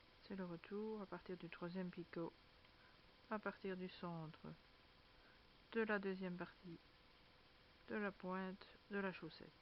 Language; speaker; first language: French; native; French